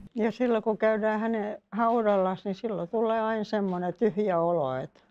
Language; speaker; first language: Finnish; native; Finnish